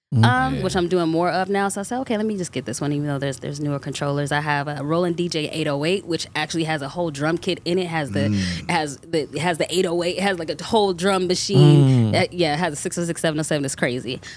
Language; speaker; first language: English; native; English